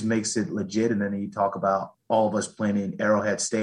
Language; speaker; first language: English; native; English